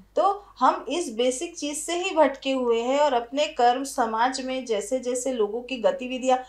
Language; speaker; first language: Hindi; native; Hindi